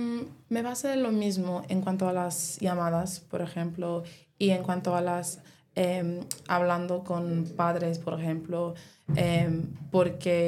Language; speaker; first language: Spanish; non-native, learner; English